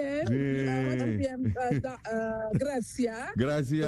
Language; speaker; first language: Spanish; non-native, learner; Dutch